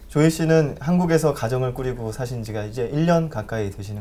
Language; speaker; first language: Korean; native; Korean